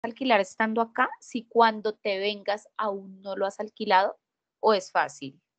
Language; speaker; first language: Spanish; native; Spanish